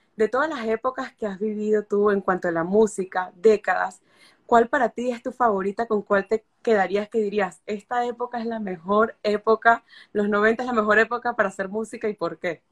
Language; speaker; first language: Spanish; native; Spanish